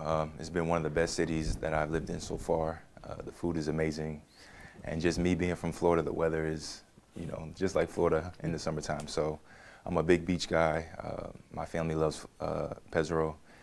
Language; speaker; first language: English; native; English